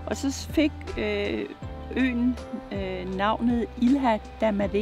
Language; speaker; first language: Danish; native; Danish